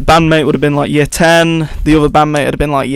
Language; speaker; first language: English; native; English